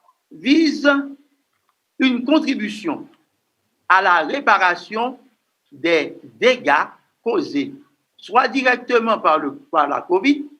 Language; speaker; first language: French; non-native, local second language; Haitian Creole